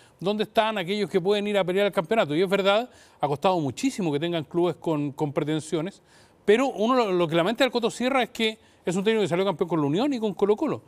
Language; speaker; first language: Spanish; native; Spanish